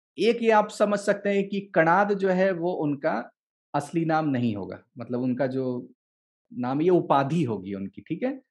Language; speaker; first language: Hindi; native; Hindi